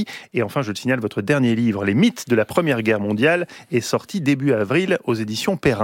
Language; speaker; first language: French; native; French